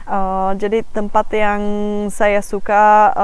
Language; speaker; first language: Indonesian; non-native, fluent; Czech